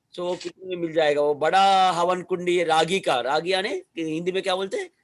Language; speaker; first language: Hindi; non-native, local second language; Telugu